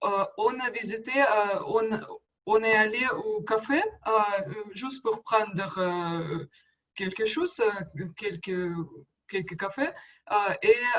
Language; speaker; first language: French; non-native, learner; Russian